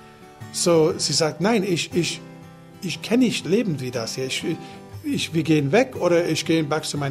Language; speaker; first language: German; non-native, learner; English